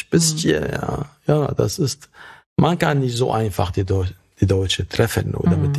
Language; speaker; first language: German; non-native, fluent; Arabic